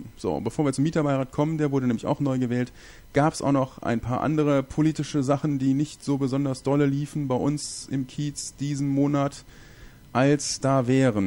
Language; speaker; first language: German; native; German